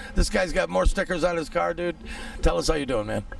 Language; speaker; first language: English; native; English